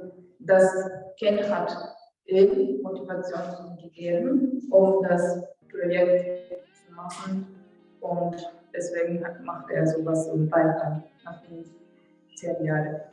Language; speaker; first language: German; non-native, fluent; Japanese